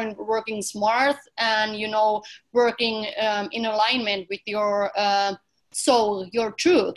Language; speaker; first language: English; non-native, fluent; Finnish